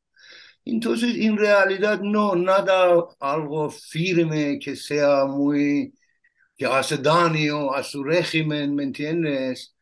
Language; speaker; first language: Spanish; non-native, learner; Persian